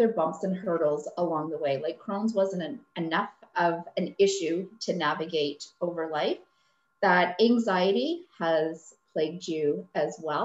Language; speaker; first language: English; native; English